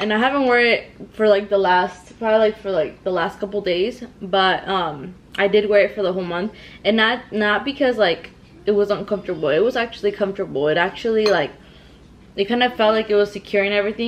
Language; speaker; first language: English; early bilingual, other home language; Spanish